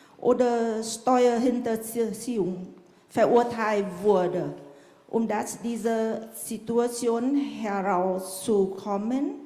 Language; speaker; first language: German; non-native, fluent; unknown